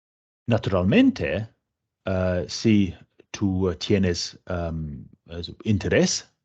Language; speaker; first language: Spanish; non-native, fluent; English